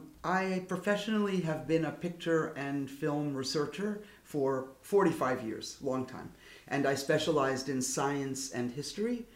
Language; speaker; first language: English; native; English